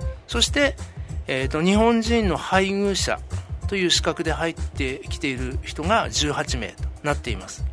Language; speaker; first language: Japanese; native; Japanese